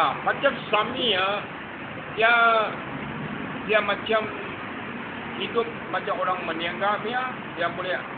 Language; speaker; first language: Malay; non-native, local second language; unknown